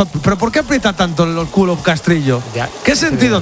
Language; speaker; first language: Spanish; native; Spanish